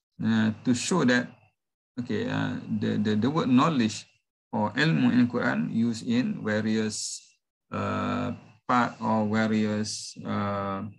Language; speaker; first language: English; non-native, local second language; Malay